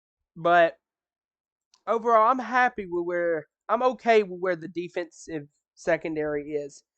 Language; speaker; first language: English; native; English